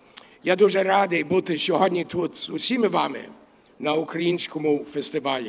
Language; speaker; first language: Ukrainian; non-native, learner; English